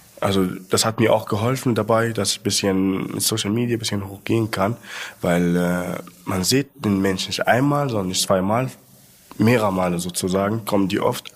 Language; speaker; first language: German; non-native, fluent; Arabic